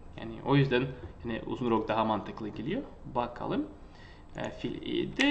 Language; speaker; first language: Turkish; non-native, fluent; Russian